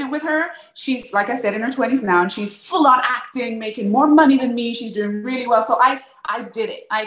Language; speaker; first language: English; native; English